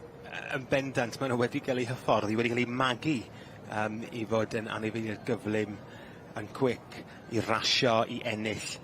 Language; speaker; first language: Welsh; native; Welsh